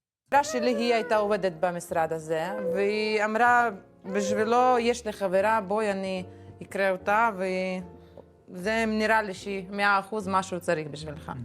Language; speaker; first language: Hebrew; non-native, fluent; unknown